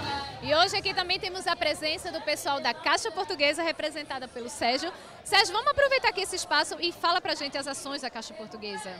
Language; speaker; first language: Portuguese; native; Portuguese